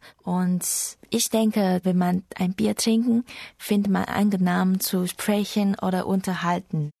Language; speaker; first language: German; non-native, learner; Chinese